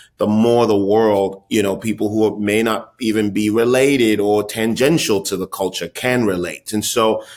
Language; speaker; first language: English; non-native, local second language; Akan